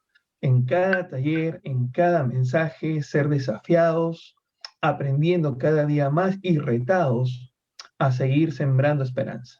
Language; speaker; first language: Spanish; native; Spanish